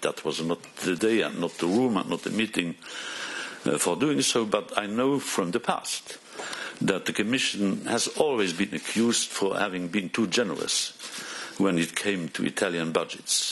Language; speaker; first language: English; non-native, fluent; Luxembourgish